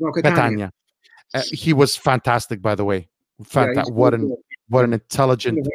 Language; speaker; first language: English; early bilingual, heritage; Italian